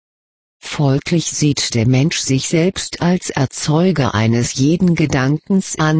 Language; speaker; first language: German; native; German